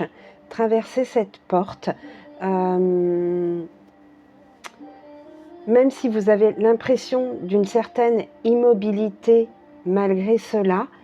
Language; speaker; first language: French; native; French